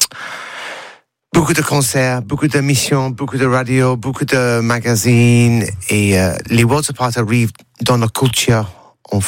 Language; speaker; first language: French; non-native, learner; English